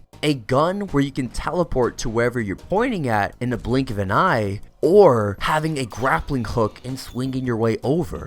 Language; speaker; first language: English; native; English